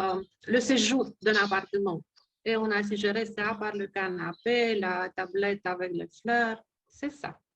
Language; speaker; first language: French; non-native, learner; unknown